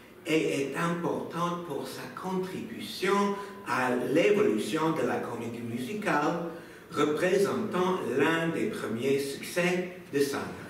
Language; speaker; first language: French; non-native, fluent; English